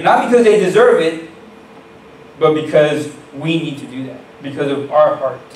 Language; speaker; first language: English; native; English